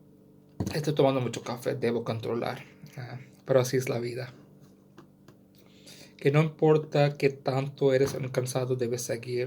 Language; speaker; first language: Spanish; non-native, learner; Sindhi